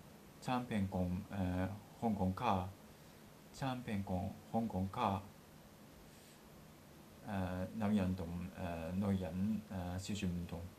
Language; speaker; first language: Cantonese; non-native, learner; Japanese